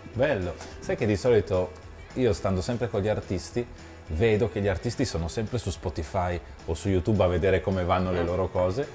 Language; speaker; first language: Italian; native; Italian